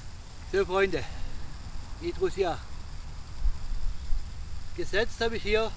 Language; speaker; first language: German; non-native, fluent; Russian